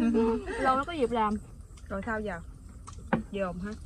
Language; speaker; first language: Vietnamese; native; Vietnamese